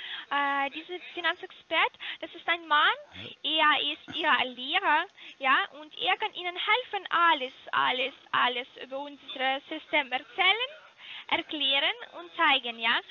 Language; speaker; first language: German; non-native, learner; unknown